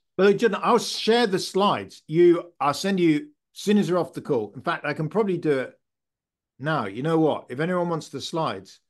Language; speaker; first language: English; native; English